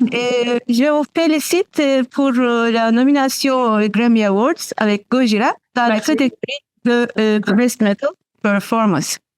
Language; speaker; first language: French; non-native, fluent; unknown